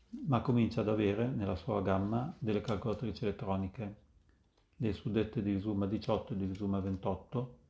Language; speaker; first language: Italian; native; Italian